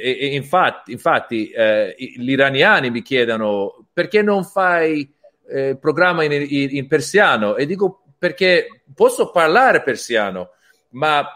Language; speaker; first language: Italian; non-native, learner; Persian